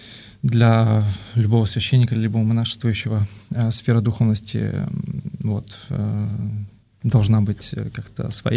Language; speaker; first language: Russian; native; Russian